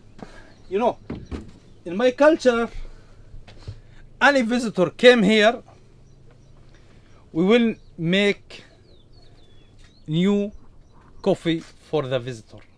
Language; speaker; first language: English; non-native, learner; Arabic